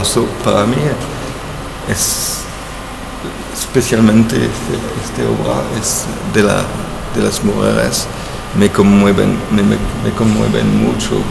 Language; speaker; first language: Spanish; non-native, learner; French